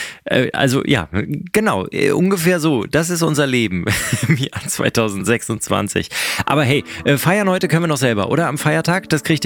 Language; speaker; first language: German; native; German